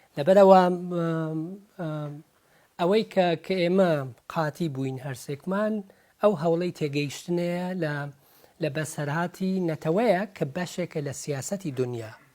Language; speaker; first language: Central Kurdish; early bilingual, heritage; Central Kurdish